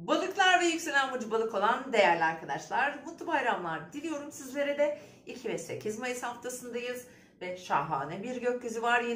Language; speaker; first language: Turkish; native; Turkish